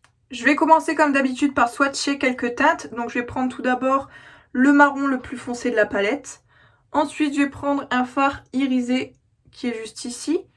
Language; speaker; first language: French; native; French